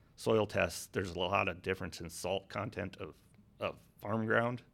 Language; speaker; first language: English; native; English